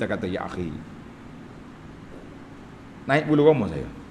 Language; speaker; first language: Malay; native; Malay